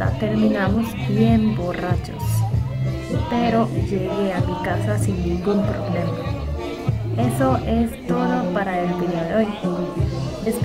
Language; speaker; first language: Spanish; non-native, fluent; Japanese